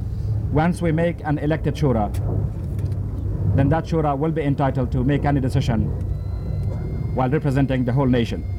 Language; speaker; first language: English; non-native, fluent; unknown